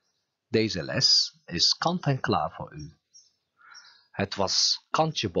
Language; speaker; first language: Dutch; non-native, fluent; Turkish